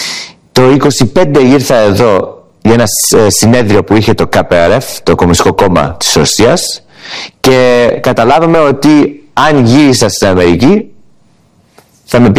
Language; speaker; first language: Greek; early bilingual, heritage; Greek